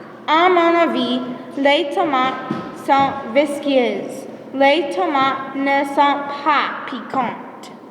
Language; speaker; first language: French; non-native, learner; English